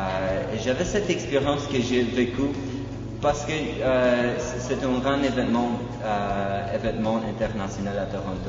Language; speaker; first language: French; non-native, fluent; Polish